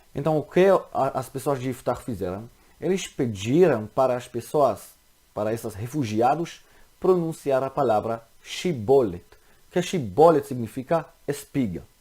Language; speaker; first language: Portuguese; non-native, fluent; Hebrew